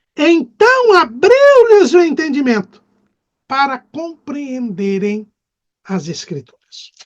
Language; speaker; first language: Portuguese; native; Portuguese